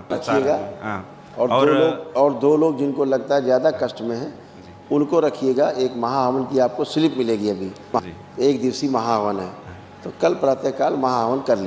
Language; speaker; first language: Hindi; native; Hindi